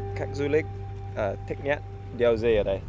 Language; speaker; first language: Vietnamese; non-native, learner; English